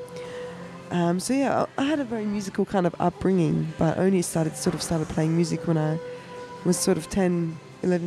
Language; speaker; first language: English; early bilingual, other home language; German